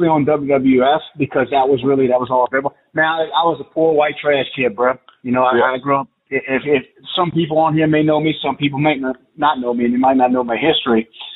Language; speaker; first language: English; native; English